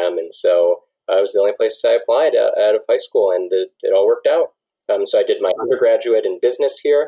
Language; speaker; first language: English; native; English